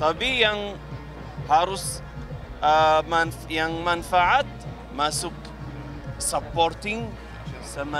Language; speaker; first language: Indonesian; non-native, learner; Arabic